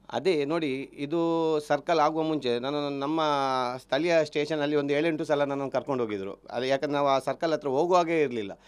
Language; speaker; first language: Kannada; non-native, local second language; Tulu